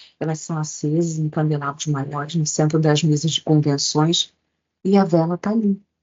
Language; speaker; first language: Portuguese; native; Portuguese